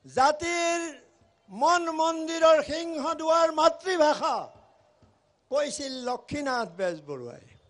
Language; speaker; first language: Assamese; native; Assamese